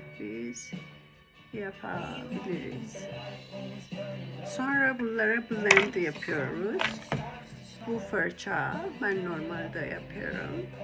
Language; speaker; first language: Turkish; non-native, learner; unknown